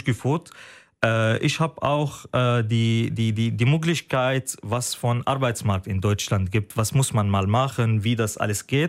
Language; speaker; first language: German; non-native, fluent; Arabic